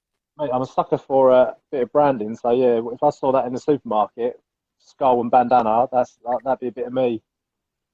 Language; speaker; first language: English; native; English